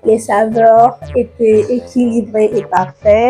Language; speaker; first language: French; non-native, local second language; Lingala